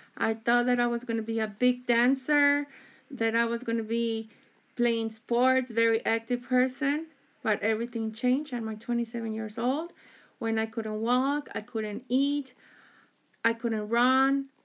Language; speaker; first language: English; early bilingual, other home language; Spanish